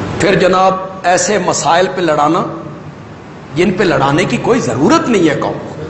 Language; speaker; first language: Urdu; non-native, local second language; Punjabi